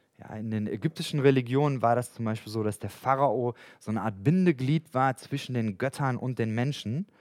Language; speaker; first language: German; native; German